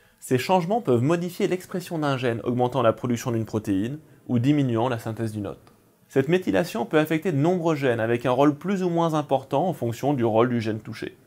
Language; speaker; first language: French; native; French